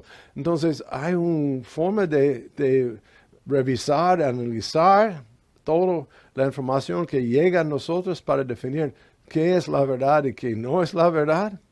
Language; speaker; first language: Spanish; non-native, fluent; English